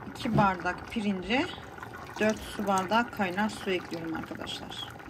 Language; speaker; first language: Turkish; early bilingual, heritage; Turkish